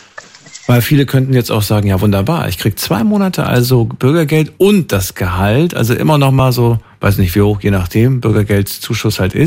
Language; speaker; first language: German; native; German